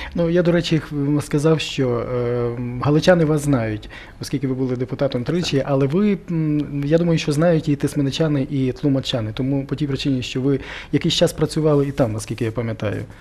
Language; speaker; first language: Ukrainian; native; Ukrainian